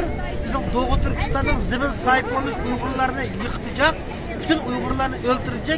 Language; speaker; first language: Turkish; non-native, learner; Uyghur